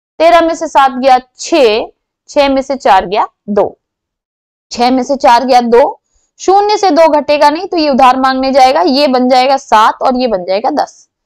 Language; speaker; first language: Hindi; native; Hindi